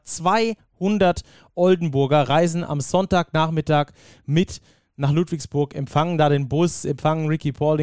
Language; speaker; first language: German; native; German